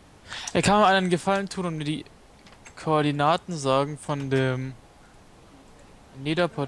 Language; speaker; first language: German; native; German